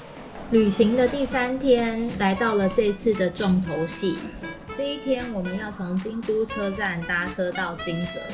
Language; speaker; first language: Chinese; native; Chinese